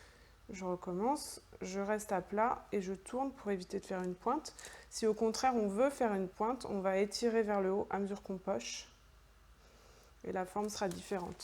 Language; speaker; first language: French; native; French